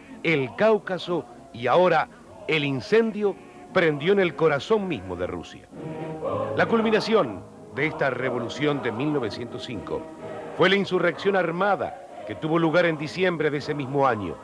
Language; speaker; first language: Spanish; native; Spanish